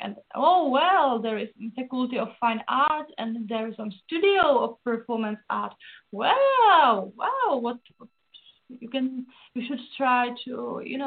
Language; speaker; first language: English; non-native, fluent; Czech